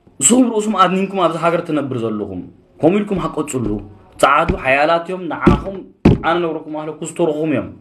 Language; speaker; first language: Tigrinya; early bilingual, heritage; Tigrinya